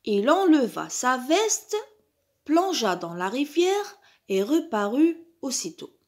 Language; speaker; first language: French; non-native, local second language; Arabic